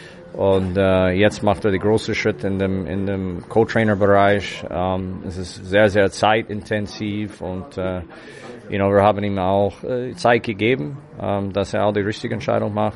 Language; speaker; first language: German; non-native, fluent; English